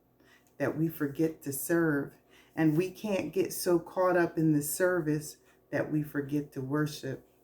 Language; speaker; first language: English; native; English